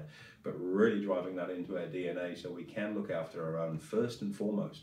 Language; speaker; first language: English; native; English